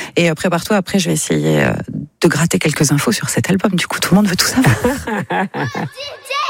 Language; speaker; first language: French; native; French